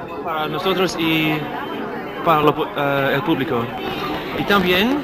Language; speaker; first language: Spanish; non-native, learner; English